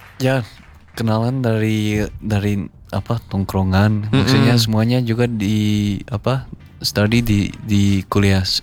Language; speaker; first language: Indonesian; early bilingual, heritage; Indonesian